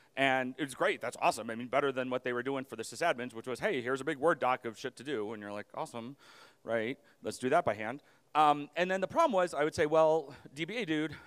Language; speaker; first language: English; native; English